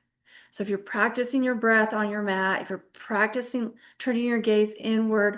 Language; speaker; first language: English; native; English